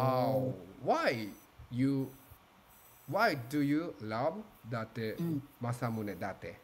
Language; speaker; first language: English; non-native, learner; Japanese